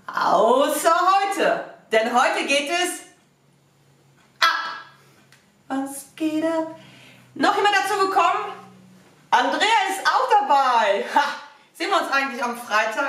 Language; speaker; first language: German; native; German